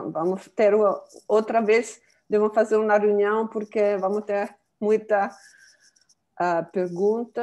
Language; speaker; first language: Portuguese; non-native, fluent; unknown